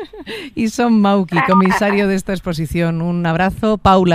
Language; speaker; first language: Spanish; native; Spanish